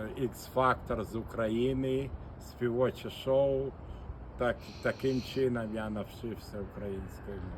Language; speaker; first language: Ukrainian; non-native, local second language; Russian